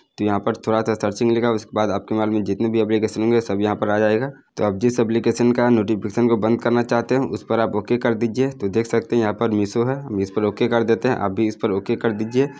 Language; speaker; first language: Hindi; native; Hindi